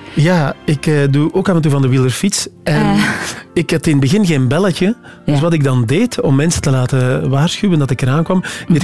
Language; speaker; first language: Dutch; native; Dutch